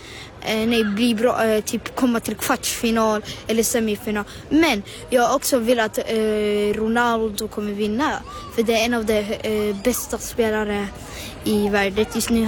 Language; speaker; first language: Swedish; non-native, learner; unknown